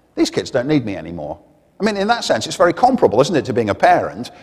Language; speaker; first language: English; native; English